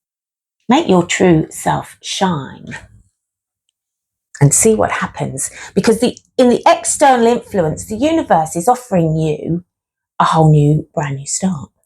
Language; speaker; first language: English; native; English